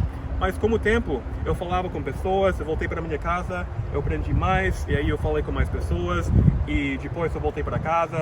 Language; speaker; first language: Portuguese; non-native, fluent; English